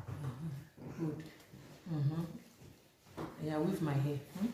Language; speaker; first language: German; non-native, learner; English